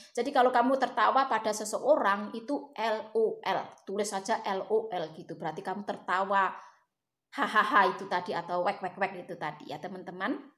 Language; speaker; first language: Indonesian; native; Indonesian